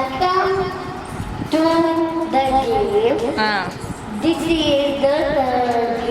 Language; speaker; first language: English; non-native, local second language; Telugu